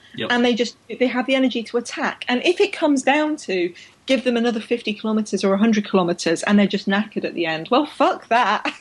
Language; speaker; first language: English; native; English